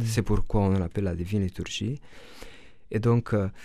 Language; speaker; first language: French; non-native, fluent; Romanian